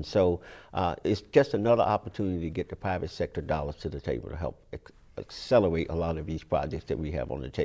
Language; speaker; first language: English; native; English